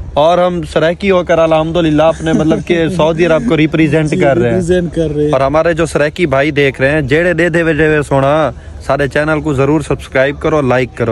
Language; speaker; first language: Hindi; non-native, local second language; Saraiki